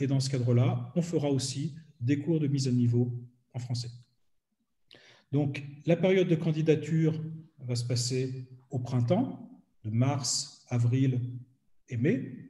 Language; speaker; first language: French; native; French